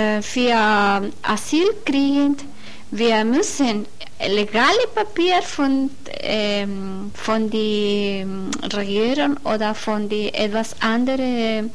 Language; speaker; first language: German; non-native, learner; Spanish